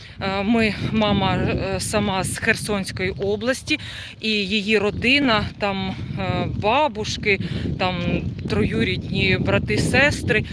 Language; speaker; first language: Ukrainian; non-native, local second language; Russian